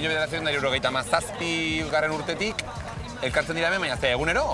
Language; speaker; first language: Basque; native; Basque